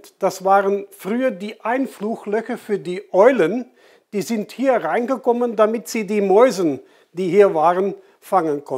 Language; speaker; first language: German; non-native, fluent; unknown